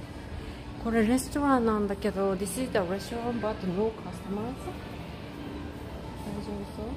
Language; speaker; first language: English; non-native, learner; Japanese